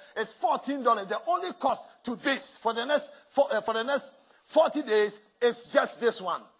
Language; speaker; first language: English; non-native, local second language; Akan